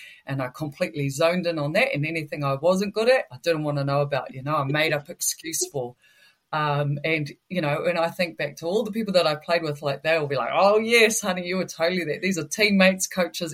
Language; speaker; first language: English; native; English